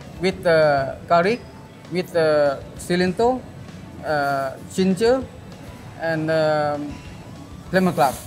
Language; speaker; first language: English; non-native, learner; Thai